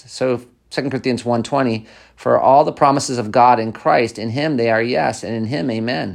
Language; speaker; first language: English; native; English